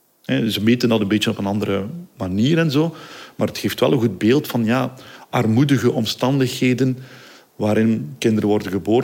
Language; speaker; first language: Dutch; native; Dutch